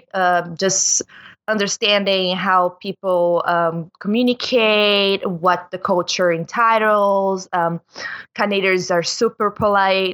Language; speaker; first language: English; non-native, fluent; Portuguese